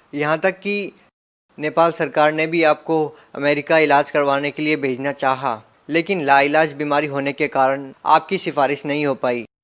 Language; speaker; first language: Hindi; native; Hindi